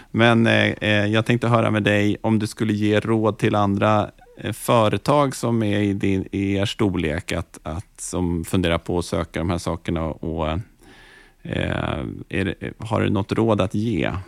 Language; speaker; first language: Swedish; native; Swedish